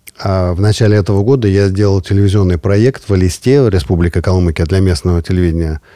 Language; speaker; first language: Russian; native; Russian